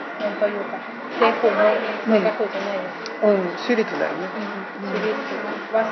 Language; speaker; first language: Japanese; non-native, learner; Thai